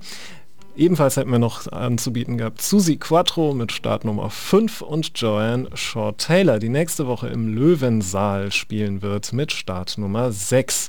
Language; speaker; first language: German; native; German